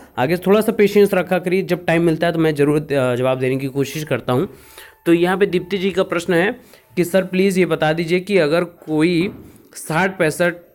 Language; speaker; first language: Hindi; native; Hindi